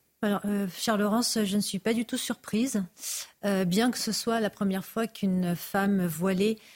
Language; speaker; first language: French; native; French